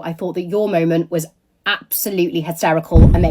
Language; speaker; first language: English; native; English